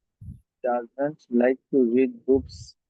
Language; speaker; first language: English; non-native, learner; Bangla